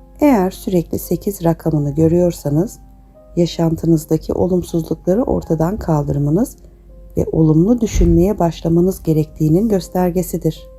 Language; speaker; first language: Turkish; native; Turkish